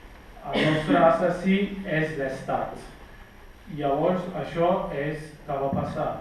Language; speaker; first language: Catalan; non-native, fluent; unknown